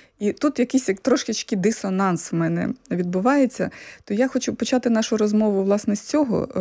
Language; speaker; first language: Ukrainian; native; Ukrainian